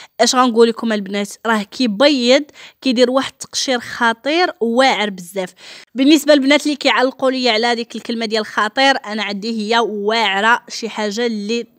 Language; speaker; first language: Arabic; native; Arabic